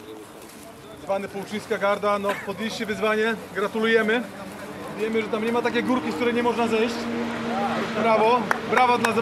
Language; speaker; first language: Polish; native; Polish